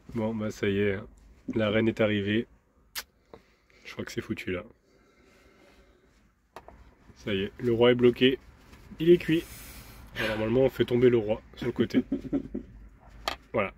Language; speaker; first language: French; native; French